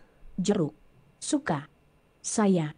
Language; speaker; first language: Indonesian; non-native, learner; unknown